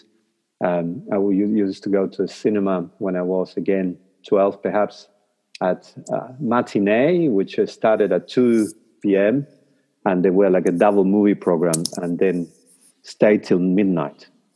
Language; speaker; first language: English; non-native, fluent; Spanish